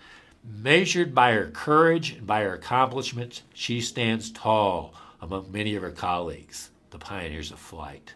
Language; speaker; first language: English; native; English